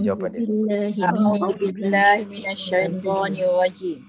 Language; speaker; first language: Arabic; non-native, learner; Malay